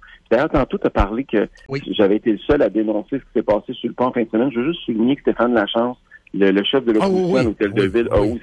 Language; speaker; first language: French; native; French